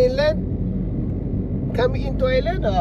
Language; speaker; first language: English; non-native, learner; Malay